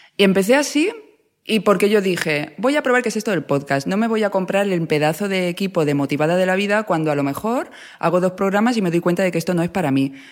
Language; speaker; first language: Spanish; native; Spanish